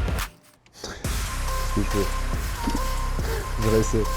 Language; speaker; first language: French; native; French